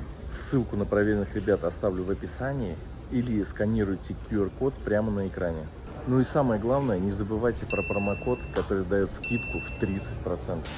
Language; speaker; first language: Russian; native; Russian